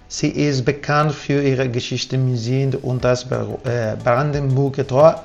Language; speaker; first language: German; non-native, fluent; Spanish